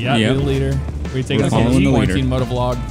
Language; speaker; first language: English; native; English